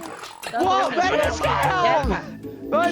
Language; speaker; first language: Danish; native; Danish